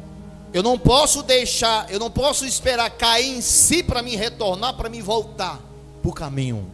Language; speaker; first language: Portuguese; native; Portuguese